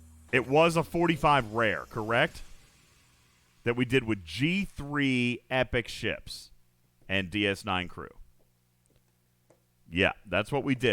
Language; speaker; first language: English; native; English